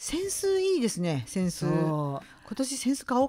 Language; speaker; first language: Japanese; native; Japanese